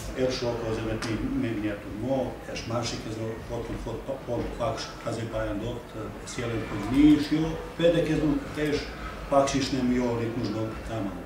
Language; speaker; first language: Hungarian; non-native, learner; Serbian